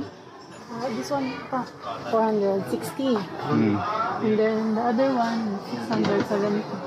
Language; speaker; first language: English; non-native, learner; Cebuano